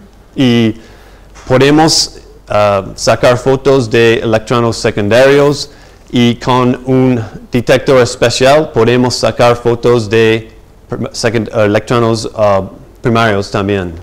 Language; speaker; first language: Spanish; non-native, fluent; English